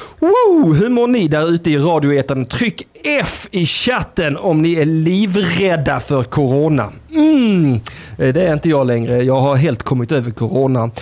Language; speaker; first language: Swedish; native; Swedish